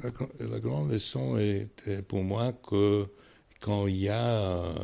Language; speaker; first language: French; non-native, fluent; English